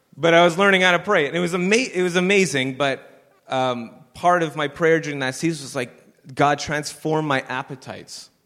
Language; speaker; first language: English; native; English